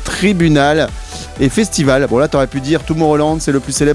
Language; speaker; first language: French; native; French